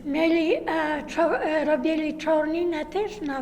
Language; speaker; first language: Polish; early bilingual, heritage; Polish